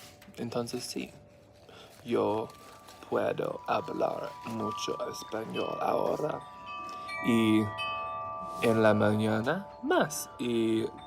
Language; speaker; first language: Spanish; non-native, learner; English